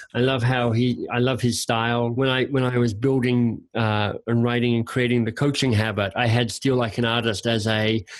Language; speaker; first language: English; native; English